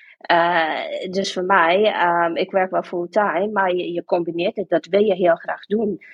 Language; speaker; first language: Dutch; non-native, local second language; English